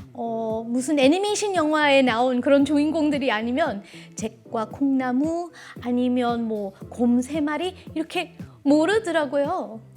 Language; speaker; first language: Korean; early bilingual, heritage; Korean